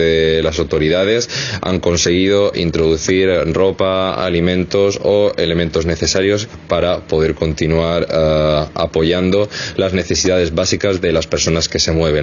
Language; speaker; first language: Spanish; native; Spanish